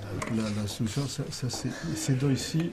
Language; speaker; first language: French; non-native, fluent; Spanish